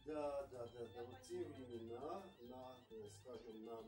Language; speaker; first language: Russian; non-native, fluent; Armenian